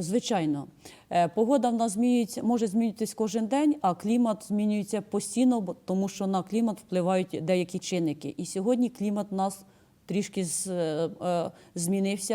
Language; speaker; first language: Ukrainian; native; Ukrainian